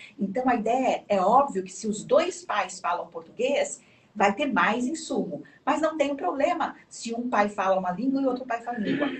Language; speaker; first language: Portuguese; native; Portuguese